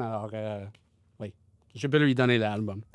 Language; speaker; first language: French; non-native, learner; English